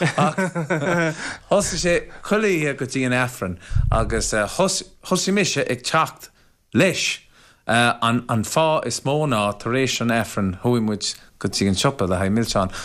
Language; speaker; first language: Irish; non-native, local second language; English